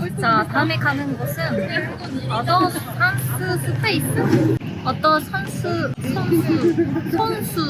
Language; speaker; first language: Korean; early bilingual, heritage; Japanese